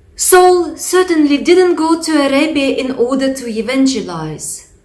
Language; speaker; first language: English; non-native, fluent; Russian